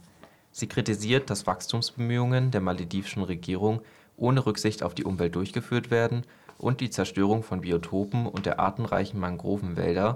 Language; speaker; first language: German; native; German